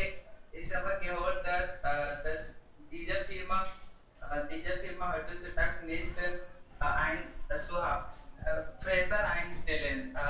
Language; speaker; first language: German; non-native, learner; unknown